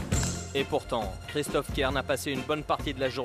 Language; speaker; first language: French; native; French